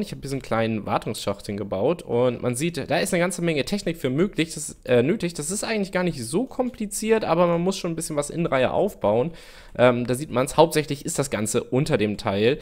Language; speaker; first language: German; native; German